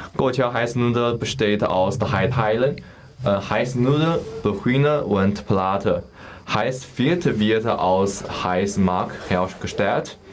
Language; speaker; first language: German; non-native, learner; Chinese